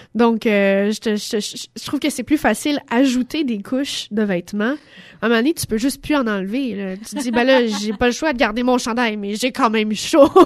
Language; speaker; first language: French; native; French